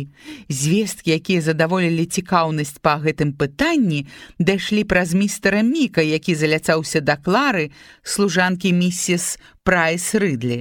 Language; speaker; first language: Belarusian; native; Belarusian